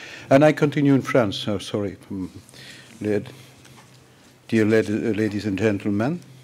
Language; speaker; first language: English; non-native, learner; French